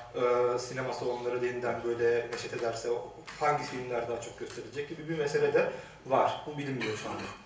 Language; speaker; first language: Turkish; native; Turkish